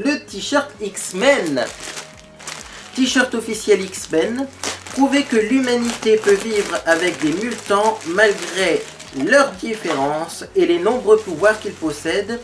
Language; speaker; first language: French; native; French